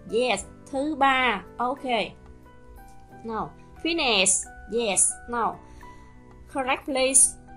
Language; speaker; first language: English; non-native, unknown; Vietnamese